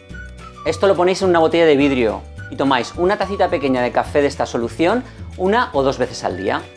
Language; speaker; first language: Spanish; native; Spanish